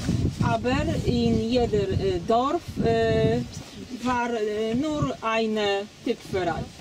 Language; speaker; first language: German; non-native, learner; Polish